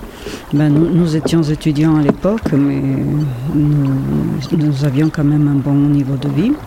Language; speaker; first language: French; non-native, fluent; Spanish